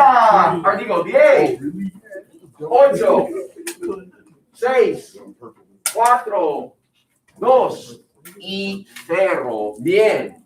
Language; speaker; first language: Spanish; non-native, fluent; English